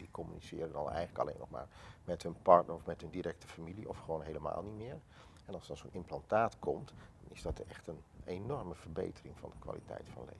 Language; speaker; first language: Dutch; native; Dutch